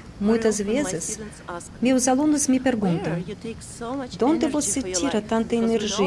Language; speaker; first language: Portuguese; non-native, fluent; Russian